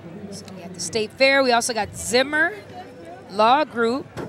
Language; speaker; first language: English; early bilingual, other home language; Spanish